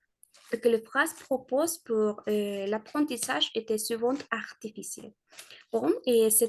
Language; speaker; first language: French; non-native, learner; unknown